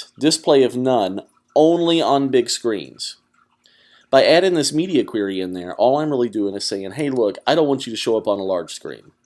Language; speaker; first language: English; native; English